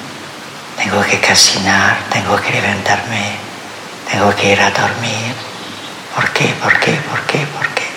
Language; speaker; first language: Spanish; non-native, fluent; French